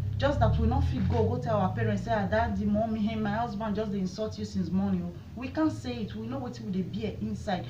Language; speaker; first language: Nigerian Pidgin; non-native, local second language; Bini